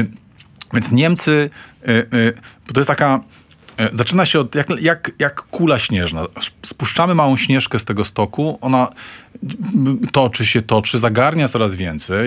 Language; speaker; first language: Polish; native; Polish